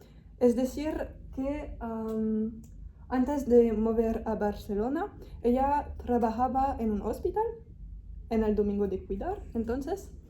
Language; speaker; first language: Spanish; non-native, fluent; French